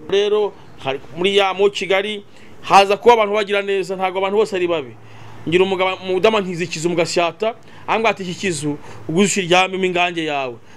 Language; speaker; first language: Kinyarwanda; native; Kinyarwanda